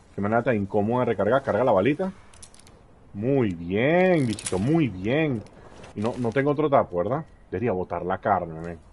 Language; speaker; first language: Spanish; native; Spanish